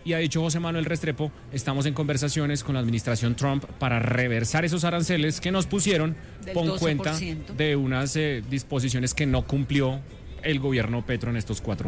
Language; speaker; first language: Spanish; native; Spanish